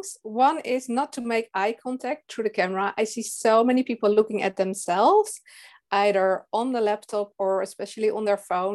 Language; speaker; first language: English; non-native, fluent; Dutch